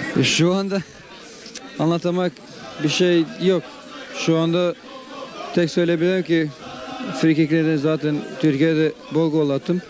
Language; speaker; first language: Turkish; non-native, learner; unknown